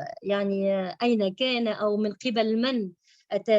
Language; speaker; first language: Arabic; native; Arabic